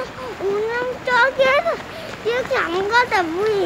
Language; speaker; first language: Korean; early bilingual, other home language; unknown